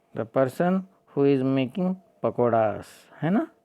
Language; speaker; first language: Hindi; non-native, local second language; Kannada